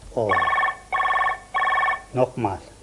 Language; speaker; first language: German; non-native, learner; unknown